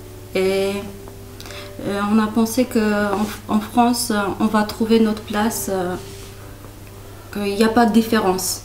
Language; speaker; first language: French; non-native, learner; Kurdish